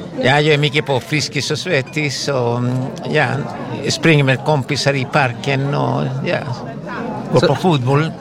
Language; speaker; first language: Swedish; non-native, fluent; Spanish